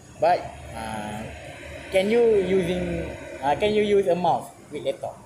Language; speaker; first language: English; non-native, learner; Malay